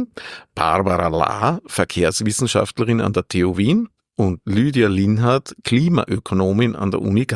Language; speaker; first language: German; native; German